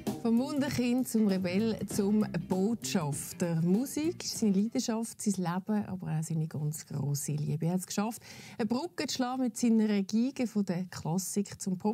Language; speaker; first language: German; native; German